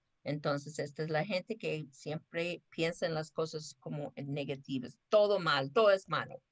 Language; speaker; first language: Spanish; non-native, fluent; English